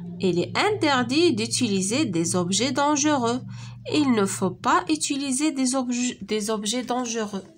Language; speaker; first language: French; non-native, local second language; Arabic